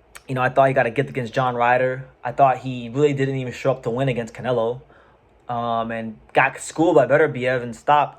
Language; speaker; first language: English; native; English